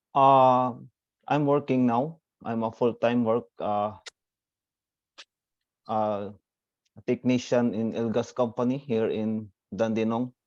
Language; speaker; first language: English; non-native, learner; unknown